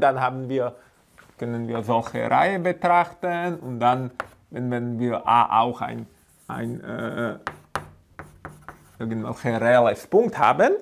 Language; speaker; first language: German; non-native, fluent; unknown